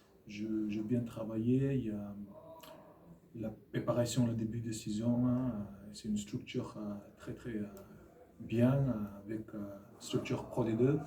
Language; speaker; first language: French; non-native, learner; Fijian